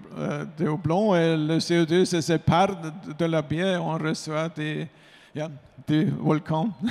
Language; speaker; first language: French; non-native, fluent; German